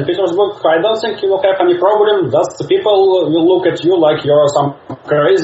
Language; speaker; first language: English; non-native, learner; Russian